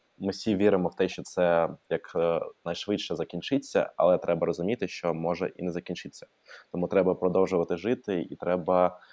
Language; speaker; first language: Ukrainian; non-native, local second language; Russian